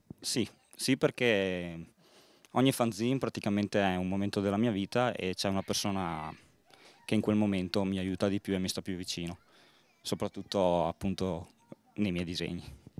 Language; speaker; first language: Italian; native; Italian